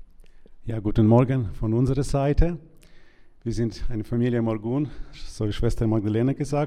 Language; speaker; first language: German; non-native, learner; Ukrainian